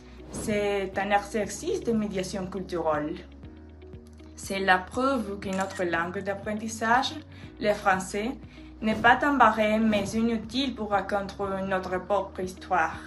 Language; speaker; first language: French; non-native, learner; Spanish